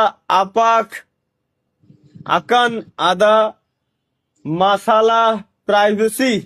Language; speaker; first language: Indonesian; non-native, learner; Bangla